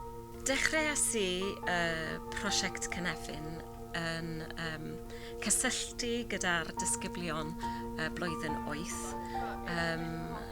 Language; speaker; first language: Welsh; non-native, learner; English